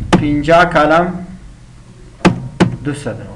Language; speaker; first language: Persian; non-native, local second language; Pashto